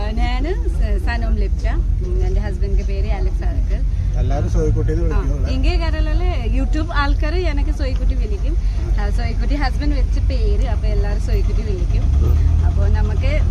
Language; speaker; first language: Malayalam; non-native, learner; Nepali